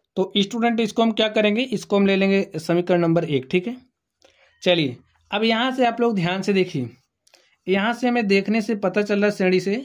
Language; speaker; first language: Hindi; native; Hindi